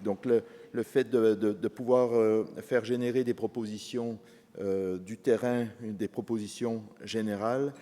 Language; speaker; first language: French; native; French